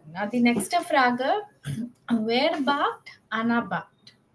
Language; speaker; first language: German; non-native, fluent; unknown